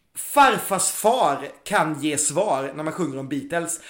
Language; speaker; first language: Swedish; native; Swedish